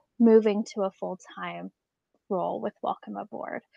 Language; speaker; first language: English; native; English